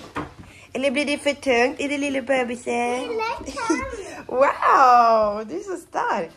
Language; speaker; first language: Swedish; native; Swedish